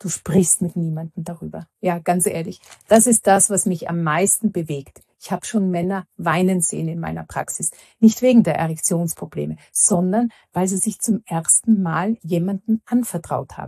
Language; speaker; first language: German; native; German